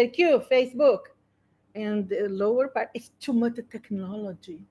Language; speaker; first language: English; non-native, learner; Portuguese